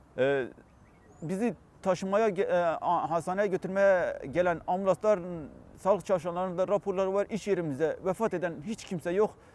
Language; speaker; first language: Turkish; non-native, local second language; Kurdish